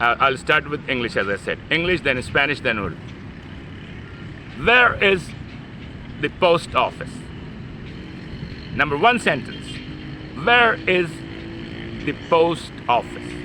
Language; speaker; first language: English; non-native, fluent; Urdu